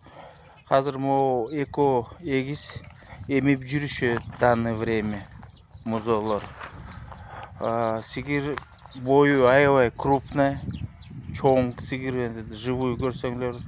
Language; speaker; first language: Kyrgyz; non-native, local second language; Uzbek